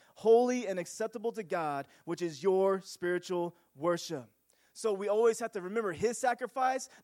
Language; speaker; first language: English; native; English